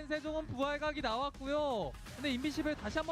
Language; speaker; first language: Korean; native; Korean